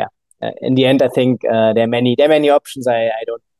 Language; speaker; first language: English; non-native, fluent; German